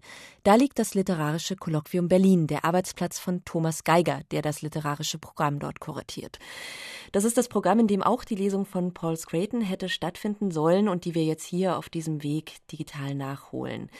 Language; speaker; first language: German; native; German